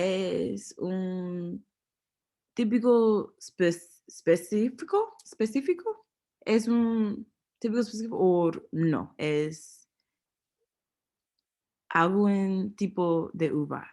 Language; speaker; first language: Spanish; non-native, learner; English